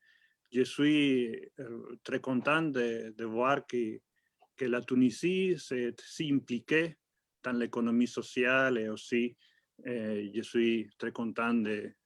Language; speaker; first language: French; non-native, fluent; Spanish